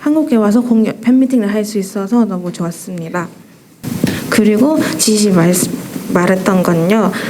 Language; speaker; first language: Korean; non-native, fluent; Thai